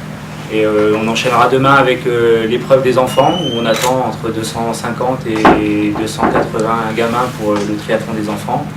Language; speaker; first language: French; native; French